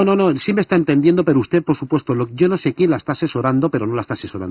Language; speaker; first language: Spanish; native; Spanish